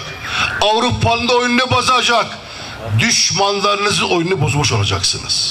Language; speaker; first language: Turkish; native; Turkish